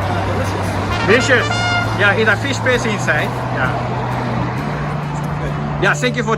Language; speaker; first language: English; non-native, learner; Japanese